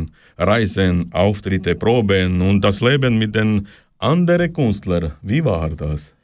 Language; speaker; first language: German; non-native, fluent; Slovak